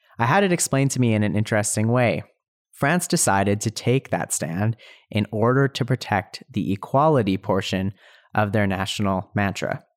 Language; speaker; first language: English; native; English